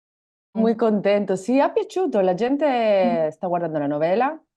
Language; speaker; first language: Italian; non-native, learner; Spanish